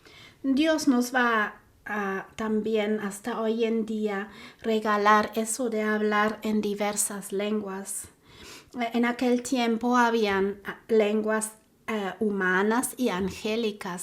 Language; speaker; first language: Spanish; non-native, fluent; German